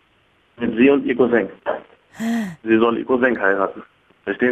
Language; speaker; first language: German; early bilingual, other home language; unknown